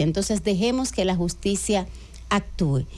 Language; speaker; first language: Spanish; native; Spanish